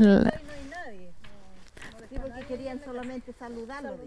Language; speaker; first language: Spanish; native; Spanish